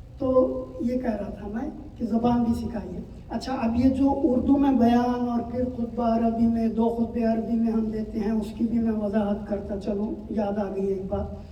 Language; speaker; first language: Urdu; native; Urdu